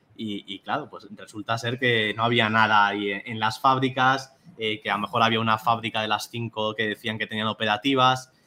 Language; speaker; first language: Spanish; native; Spanish